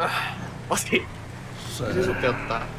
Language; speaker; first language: Finnish; native; Finnish